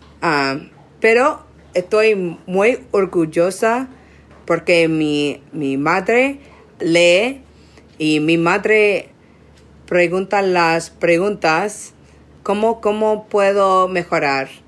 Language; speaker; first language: Spanish; non-native, learner; English